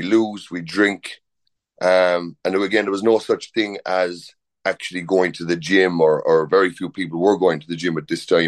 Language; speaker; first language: English; native; English